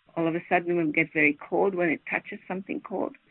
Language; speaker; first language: English; non-native, fluent; Swedish